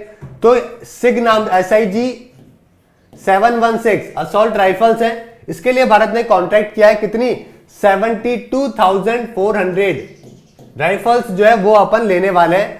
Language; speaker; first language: Hindi; native; Hindi